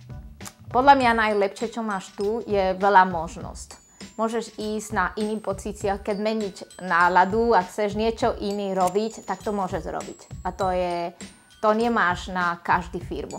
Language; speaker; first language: Slovak; non-native, learner; Spanish